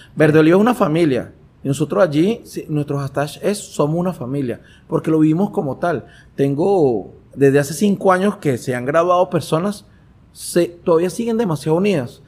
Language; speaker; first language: Spanish; native; Spanish